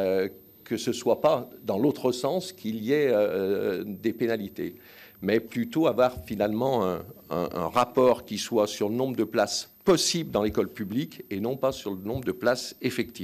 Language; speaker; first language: French; native; French